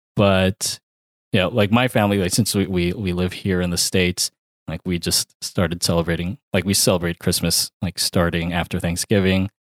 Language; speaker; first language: English; early bilingual, other home language; Filipino